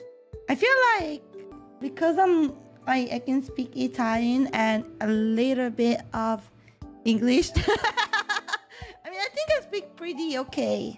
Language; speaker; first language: English; non-native, fluent; Italian